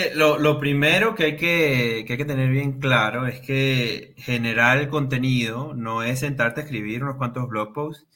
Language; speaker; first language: Spanish; native; Spanish